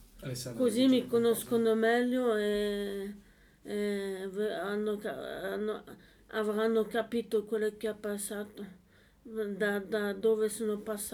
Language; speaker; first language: Italian; non-native, learner; French